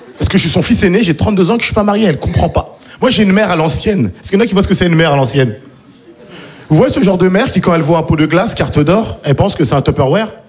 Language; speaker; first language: French; native; French